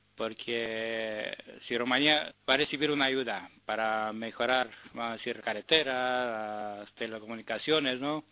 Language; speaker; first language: Spanish; non-native, fluent; Romanian